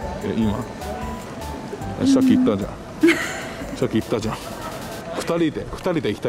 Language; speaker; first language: Japanese; native; Japanese